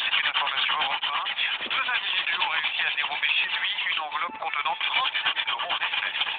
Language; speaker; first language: French; native; French